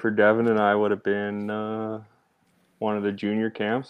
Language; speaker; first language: English; native; English